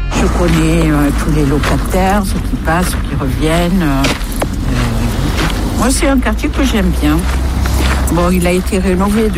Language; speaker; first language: French; native; French